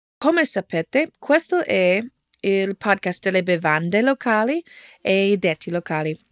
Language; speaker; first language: Italian; non-native, learner; English